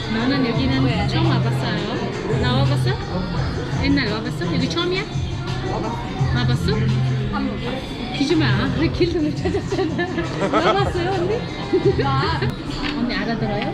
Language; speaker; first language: Korean; non-native, fluent; Uzbek